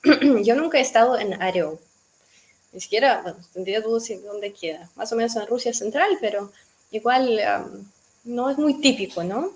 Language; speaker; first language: Spanish; non-native, fluent; Russian